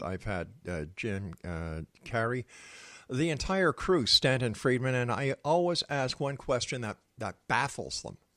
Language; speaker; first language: English; native; English